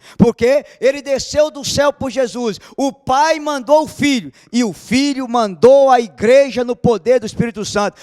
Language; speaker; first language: Portuguese; native; Portuguese